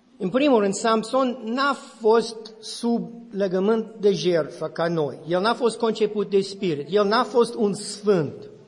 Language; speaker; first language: Romanian; non-native, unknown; English